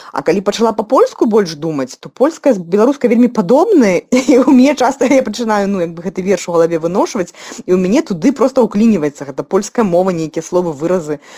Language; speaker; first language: Belarusian; non-native, local second language; Russian